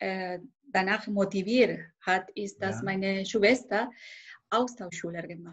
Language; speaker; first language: German; non-native, fluent; Spanish